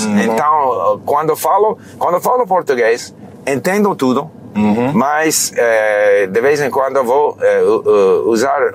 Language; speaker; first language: Portuguese; non-native, learner; English